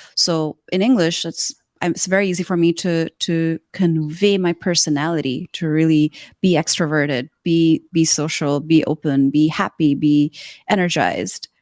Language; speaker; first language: English; non-native, local second language; Urdu